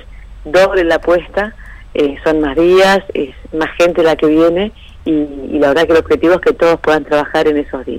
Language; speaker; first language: Spanish; native; Spanish